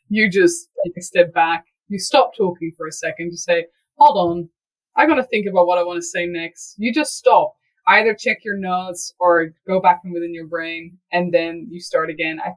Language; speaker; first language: English; non-native, fluent; Dutch